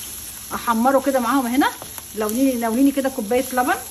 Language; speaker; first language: Arabic; native; Arabic